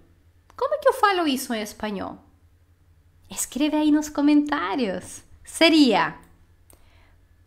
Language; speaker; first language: Portuguese; non-native, fluent; Spanish